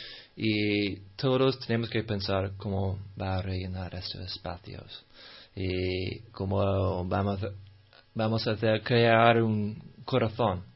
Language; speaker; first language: Spanish; non-native, fluent; English